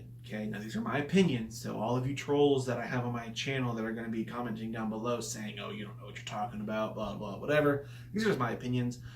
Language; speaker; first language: English; native; English